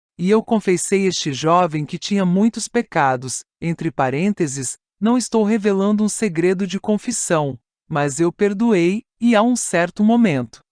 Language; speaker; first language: Portuguese; non-native, fluent; Italian